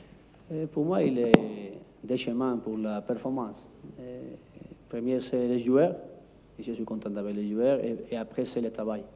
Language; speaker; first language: French; non-native, learner; Spanish